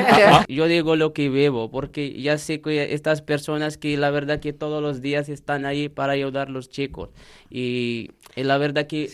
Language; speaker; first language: Spanish; non-native, learner; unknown